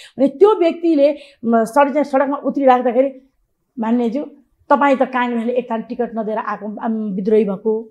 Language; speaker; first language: Nepali; native; Nepali